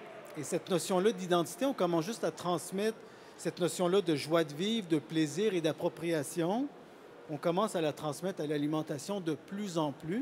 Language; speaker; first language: French; native; French